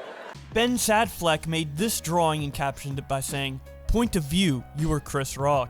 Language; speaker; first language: English; native; English